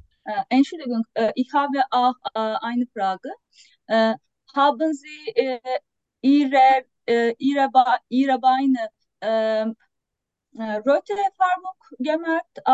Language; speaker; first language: German; non-native, learner; Turkish